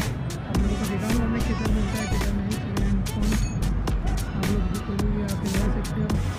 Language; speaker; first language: Hindi; non-native, local second language; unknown